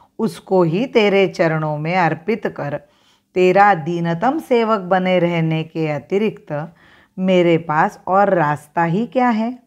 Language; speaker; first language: Hindi; non-native, local second language; Marathi